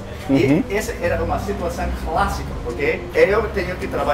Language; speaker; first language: Portuguese; non-native, learner; English